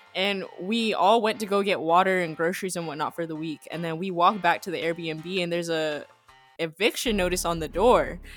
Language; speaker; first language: English; native; English